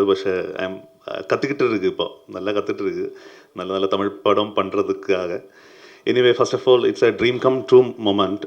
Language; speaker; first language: Tamil; non-native, learner; Malayalam